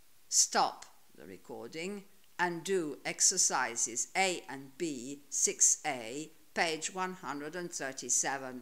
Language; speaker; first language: English; non-native, fluent; Italian